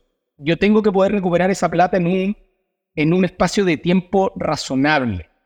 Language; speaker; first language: Spanish; native; Spanish